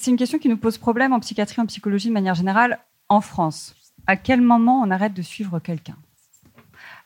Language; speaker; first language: French; native; French